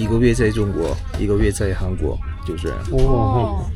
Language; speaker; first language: Chinese; non-native, learner; Korean